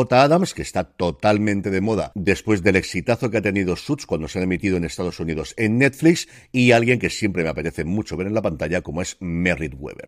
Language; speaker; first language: Spanish; native; Spanish